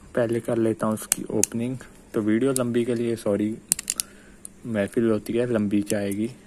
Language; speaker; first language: Hindi; non-native, local second language; Punjabi